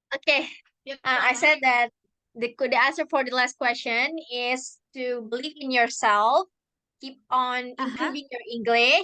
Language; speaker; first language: English; non-native, learner; Indonesian